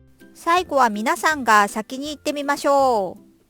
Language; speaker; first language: Japanese; non-native, fluent; Korean